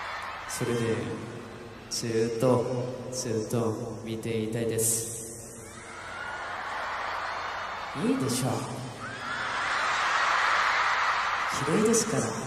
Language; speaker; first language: Japanese; non-native, learner; Korean